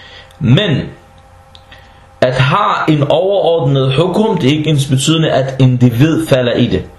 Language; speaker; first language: Danish; non-native, fluent; Arabic